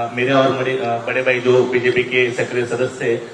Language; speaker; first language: Hindi; non-native, local second language; Marathi